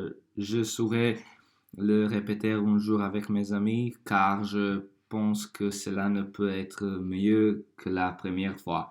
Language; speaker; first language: French; non-native, learner; Croatian